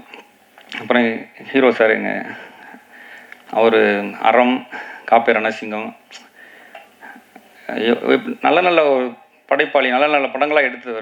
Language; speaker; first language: Tamil; native; Tamil